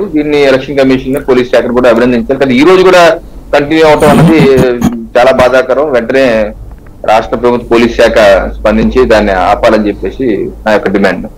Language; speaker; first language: Telugu; native; Telugu